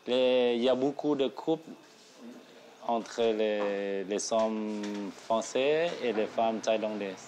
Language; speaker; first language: French; non-native, learner; Thai